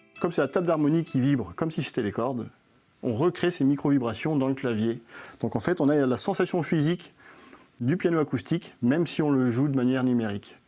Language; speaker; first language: French; native; French